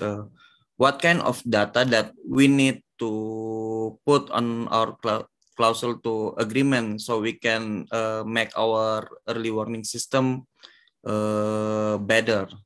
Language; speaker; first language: English; non-native, learner; Indonesian